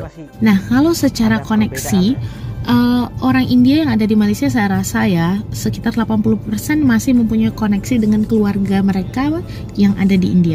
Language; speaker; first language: Indonesian; non-native, local second language; Tamil